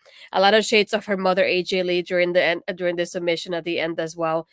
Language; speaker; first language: English; native; English